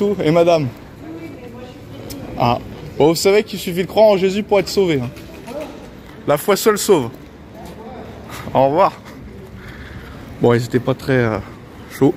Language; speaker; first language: French; native; French